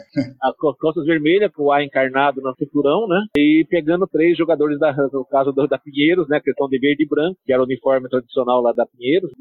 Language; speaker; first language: Portuguese; early bilingual, other home language; Italian